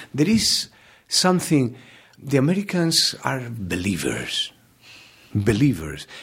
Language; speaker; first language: English; non-native, fluent; Spanish